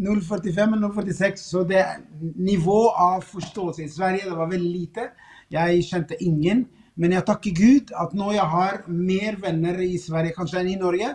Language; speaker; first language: Swedish; non-native, fluent; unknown